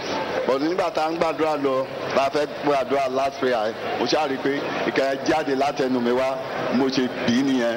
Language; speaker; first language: English; non-native, local second language; Yoruba